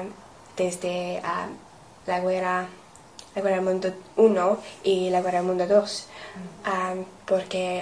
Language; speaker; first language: Spanish; non-native, learner; English